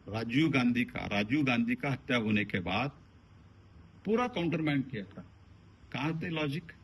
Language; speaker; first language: Hindi; non-native, local second language; Kannada